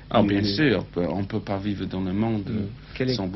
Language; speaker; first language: French; non-native, learner; English